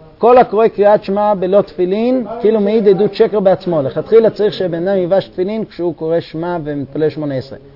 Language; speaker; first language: Hebrew; non-native, fluent; English